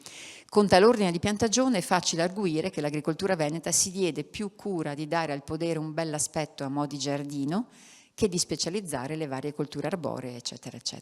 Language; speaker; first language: Italian; native; Italian